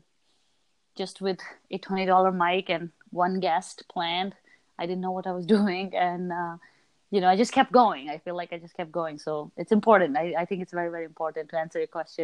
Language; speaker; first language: English; non-native, local second language; Hindi